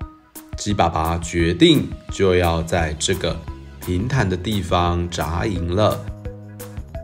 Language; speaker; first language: Chinese; native; Chinese